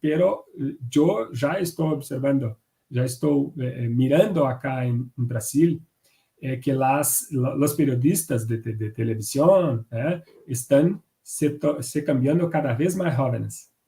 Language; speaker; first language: Spanish; non-native, fluent; Portuguese